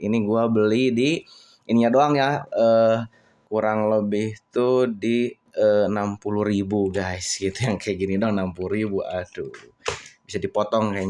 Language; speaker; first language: Indonesian; native; Indonesian